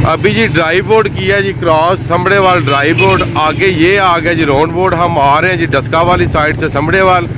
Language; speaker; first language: Urdu; non-native, local second language; Punjabi